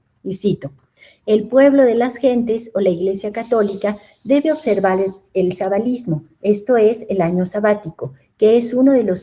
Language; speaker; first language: Spanish; native; Spanish